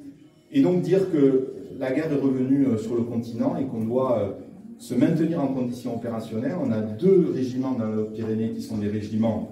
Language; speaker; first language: French; native; French